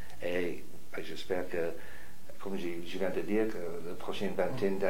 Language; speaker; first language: French; non-native, fluent; English